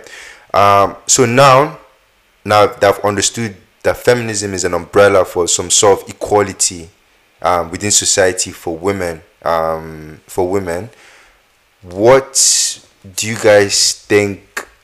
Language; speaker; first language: English; non-native, local second language; Hausa